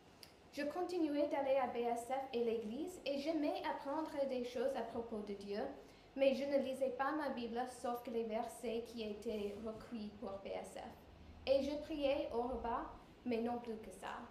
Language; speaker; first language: French; non-native, learner; English